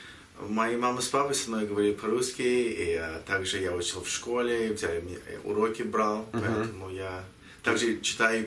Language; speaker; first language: Russian; early bilingual, heritage; Russian